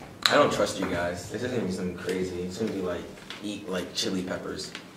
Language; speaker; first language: English; native; English